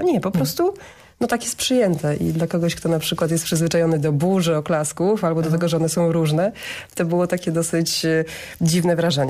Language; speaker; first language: Polish; native; Polish